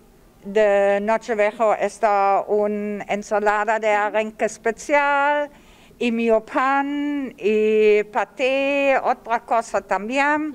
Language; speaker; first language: Spanish; non-native, learner; German